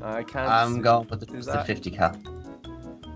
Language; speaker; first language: English; native; English